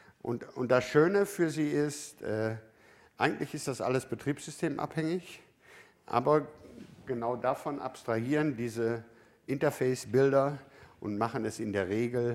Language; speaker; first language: German; native; German